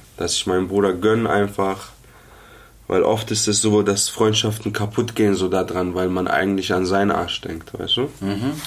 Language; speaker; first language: German; early bilingual, other home language; Arabic